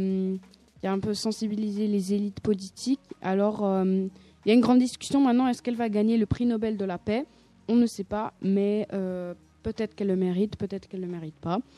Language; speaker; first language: French; native; French